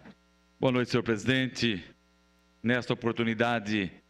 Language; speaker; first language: Portuguese; native; Portuguese